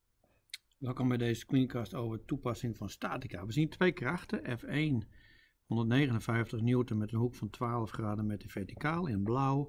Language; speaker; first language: Dutch; native; Dutch